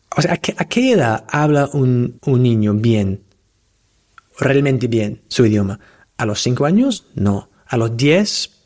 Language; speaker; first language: Spanish; non-native, fluent; English